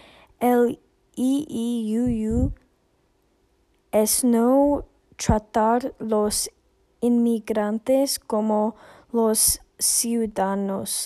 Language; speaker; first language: Spanish; non-native, learner; English